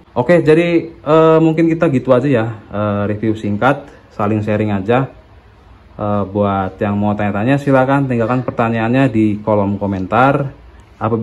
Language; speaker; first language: Indonesian; non-native, local second language; Sundanese